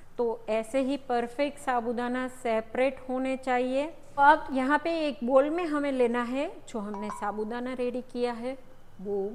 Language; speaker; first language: Hindi; non-native, local second language; Gujarati